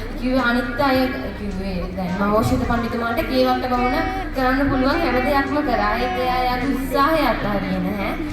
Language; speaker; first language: Sinhala; non-native, local second language; Tamil